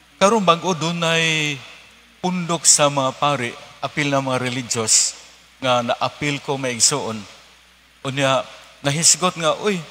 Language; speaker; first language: Cebuano; native; Cebuano